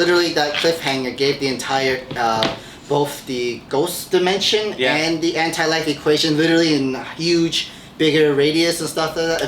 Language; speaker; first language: English; native; English